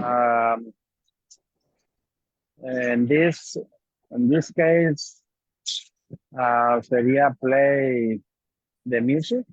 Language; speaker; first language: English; non-native, learner; Spanish